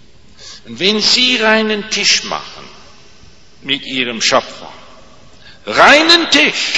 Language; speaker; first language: German; non-native, fluent; English